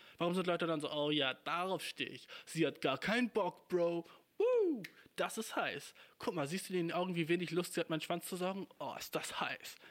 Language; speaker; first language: German; native; German